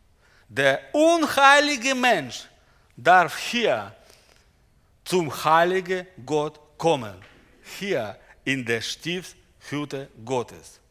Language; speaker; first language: German; non-native, learner; Russian